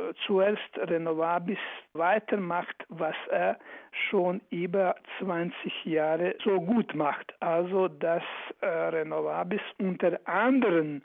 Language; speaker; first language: German; non-native, fluent; Croatian